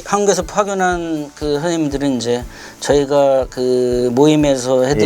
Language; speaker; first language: Korean; native; Korean